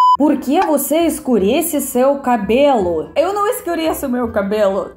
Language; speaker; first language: Portuguese; non-native, fluent; Russian